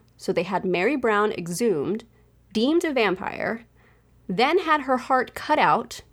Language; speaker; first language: English; native; English